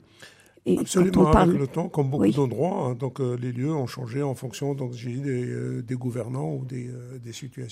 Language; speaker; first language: French; non-native, local second language; Arabic